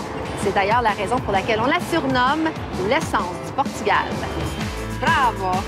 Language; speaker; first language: French; native; French